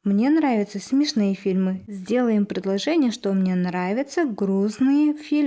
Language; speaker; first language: Russian; non-native, local second language; Kazakh